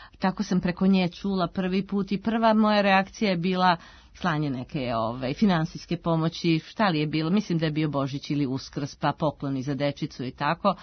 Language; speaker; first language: Serbian; native; Serbian